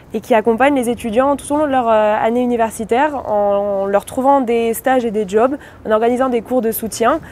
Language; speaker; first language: French; native; French